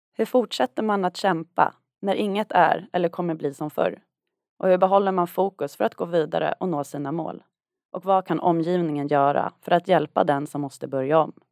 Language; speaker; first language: Swedish; native; Swedish